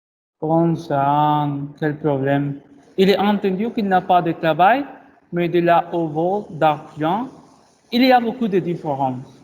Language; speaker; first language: French; non-native, learner; Spanish